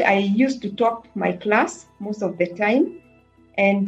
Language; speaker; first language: English; non-native, local second language; Kikuyu